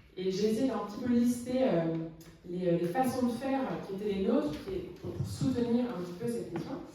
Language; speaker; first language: French; native; French